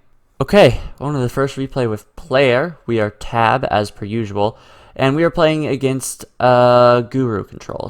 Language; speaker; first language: English; native; English